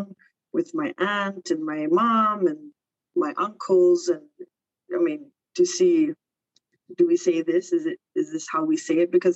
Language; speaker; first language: English; early bilingual, other home language; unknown